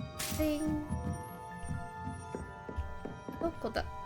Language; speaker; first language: Japanese; non-native, learner; Chinese